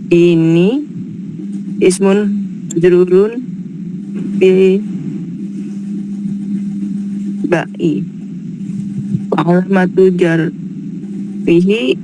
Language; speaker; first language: Arabic; non-native, learner; Indonesian